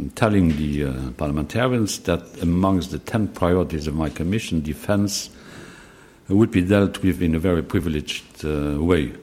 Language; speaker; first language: English; non-native, fluent; Luxembourgish